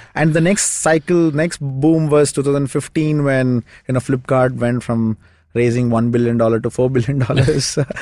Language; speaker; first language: English; non-native, local second language; Kannada